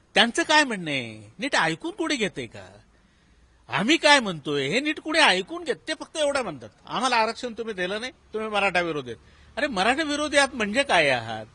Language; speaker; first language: Marathi; native; Marathi